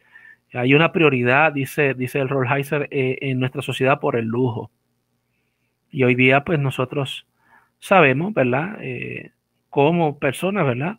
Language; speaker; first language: Spanish; native; Spanish